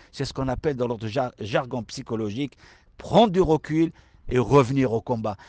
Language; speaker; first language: French; non-native, local second language; Arabic